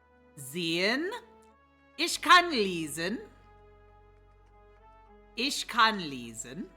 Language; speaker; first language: German; non-native, learner; English